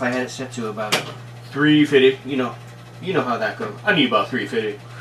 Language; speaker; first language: English; native; English